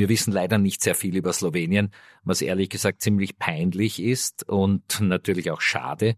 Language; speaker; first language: German; native; German